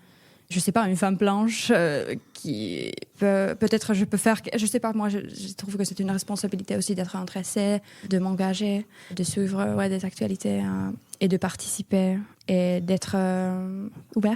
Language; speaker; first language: French; non-native, fluent; Finnish